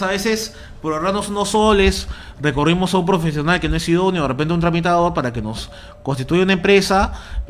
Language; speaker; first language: Spanish; native; Spanish